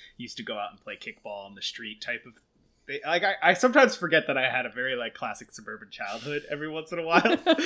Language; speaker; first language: English; early bilingual, other home language; Hindi